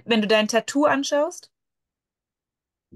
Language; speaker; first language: German; native; German